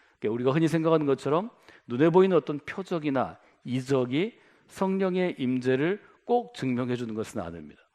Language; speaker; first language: Korean; native; Korean